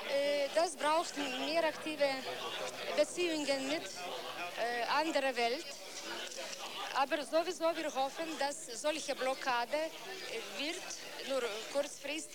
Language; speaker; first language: German; non-native, learner; Lithuanian